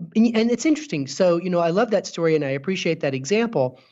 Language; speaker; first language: English; native; English